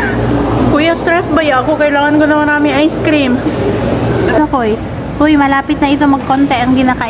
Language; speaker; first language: Filipino; non-native, local second language; Cebuano